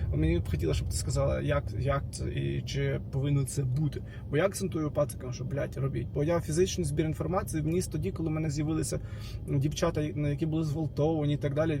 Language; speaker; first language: Ukrainian; non-native, local second language; Russian